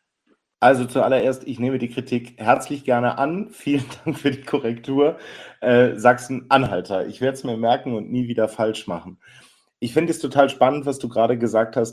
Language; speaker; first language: German; native; German